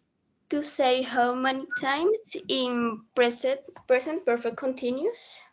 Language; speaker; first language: English; non-native, learner; Spanish